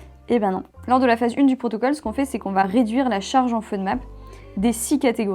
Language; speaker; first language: French; native; French